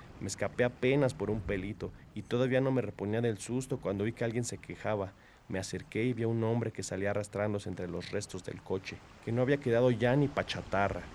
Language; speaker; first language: Spanish; native; Spanish